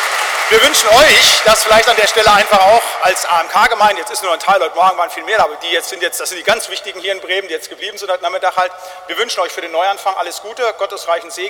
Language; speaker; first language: German; native; German